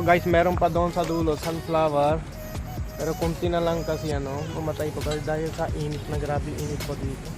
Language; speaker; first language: Filipino; non-native, learner; Punjabi